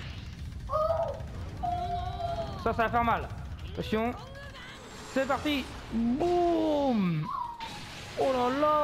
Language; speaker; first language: French; native; French